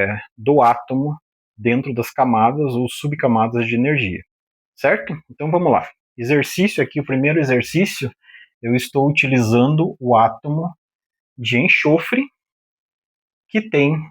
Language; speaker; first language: Portuguese; native; Portuguese